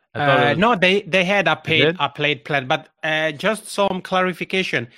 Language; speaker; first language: English; non-native, fluent; Italian